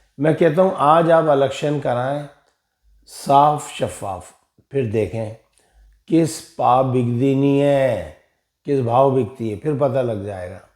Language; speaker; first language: Urdu; native; Urdu